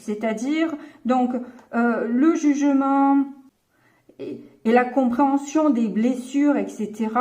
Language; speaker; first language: French; native; French